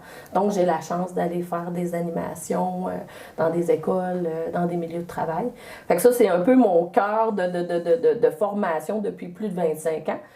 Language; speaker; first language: French; native; French